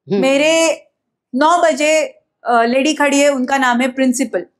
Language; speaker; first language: Hindi; non-native, local second language; Marathi